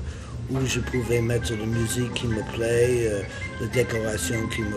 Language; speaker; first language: French; non-native, fluent; English